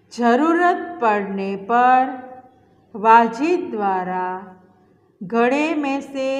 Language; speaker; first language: Hindi; non-native, local second language; Gujarati